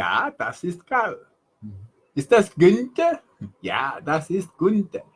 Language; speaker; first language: German; non-native, fluent; English